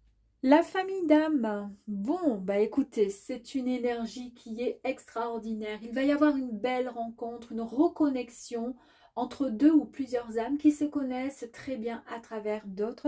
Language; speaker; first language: French; native; French